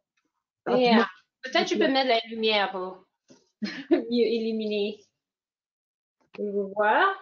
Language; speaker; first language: French; non-native, fluent; English